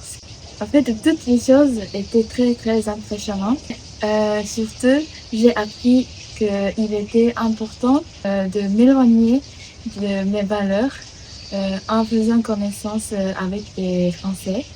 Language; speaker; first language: French; non-native, learner; Japanese